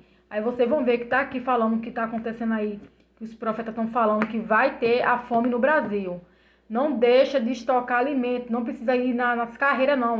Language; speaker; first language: Portuguese; native; Portuguese